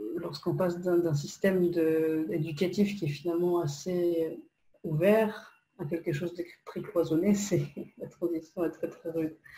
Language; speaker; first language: French; non-native, fluent; Polish